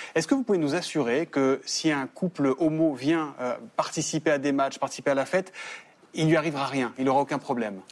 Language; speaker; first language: French; native; French